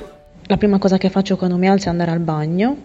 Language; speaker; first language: Italian; native; Italian